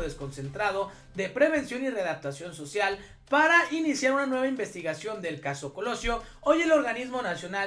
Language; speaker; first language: Spanish; native; Spanish